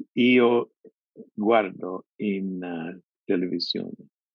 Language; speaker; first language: Italian; non-native, learner; English